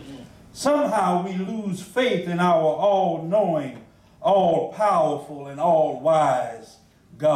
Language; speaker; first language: English; native; English